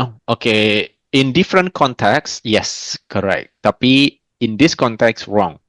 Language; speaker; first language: English; non-native, fluent; Indonesian